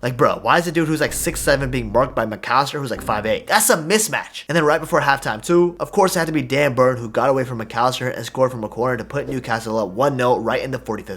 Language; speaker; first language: English; native; English